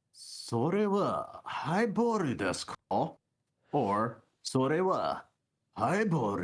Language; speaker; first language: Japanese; non-native, learner; English